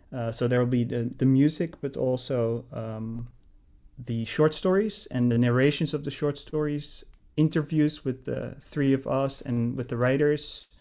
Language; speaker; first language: English; non-native, fluent; Dutch